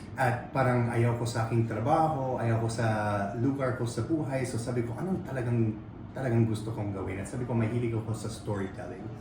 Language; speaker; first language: Filipino; non-native, fluent; English